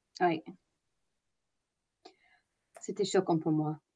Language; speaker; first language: French; non-native, fluent; English